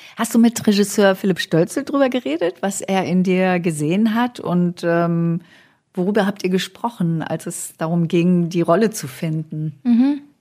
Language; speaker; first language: German; native; German